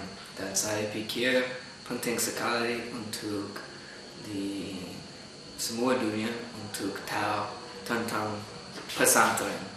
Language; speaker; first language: Indonesian; non-native, learner; English